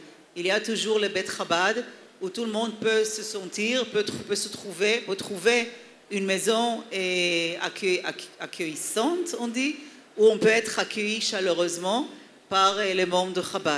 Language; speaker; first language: French; non-native, fluent; Hebrew